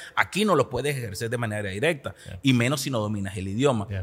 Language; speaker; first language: Spanish; native; Spanish